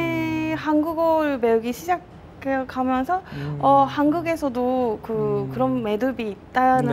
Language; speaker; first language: Korean; non-native, fluent; Japanese